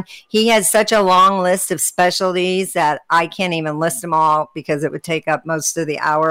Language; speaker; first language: English; native; English